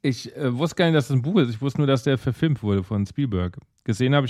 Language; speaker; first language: German; native; German